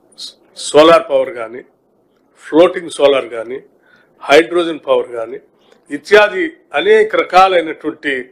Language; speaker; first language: Telugu; native; Telugu